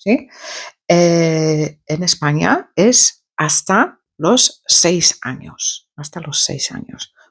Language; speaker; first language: Spanish; non-native, fluent; Polish